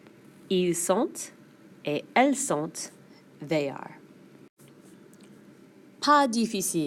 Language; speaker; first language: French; non-native, fluent; English